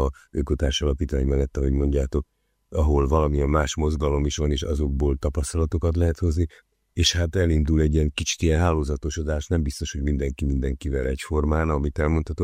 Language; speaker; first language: Hungarian; native; Hungarian